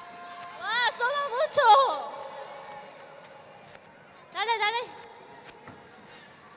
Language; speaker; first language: Spanish; non-native, learner; Korean